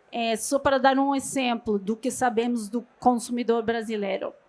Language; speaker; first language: Portuguese; non-native, fluent; Norwegian